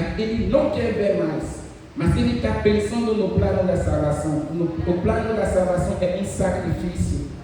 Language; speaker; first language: Portuguese; non-native, fluent; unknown